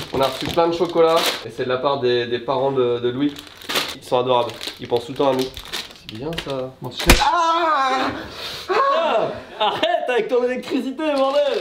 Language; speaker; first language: French; native; French